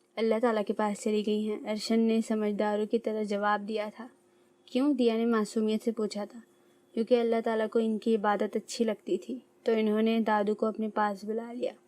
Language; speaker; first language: Urdu; native; Urdu